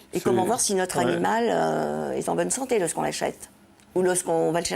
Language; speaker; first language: French; native; French